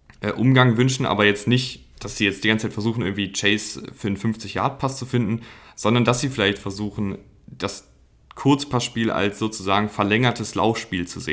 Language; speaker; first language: German; native; German